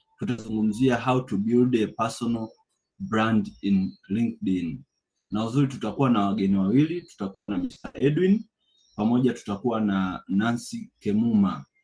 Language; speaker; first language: Swahili; native; Swahili